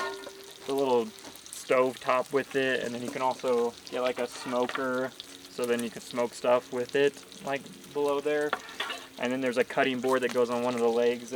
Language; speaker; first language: English; native; English